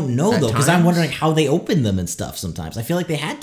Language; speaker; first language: English; native; English